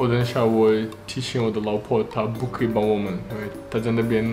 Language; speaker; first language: Chinese; non-native, learner; Russian